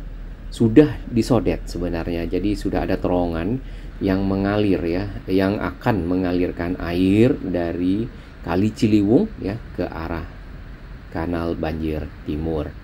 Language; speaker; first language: Indonesian; native; Indonesian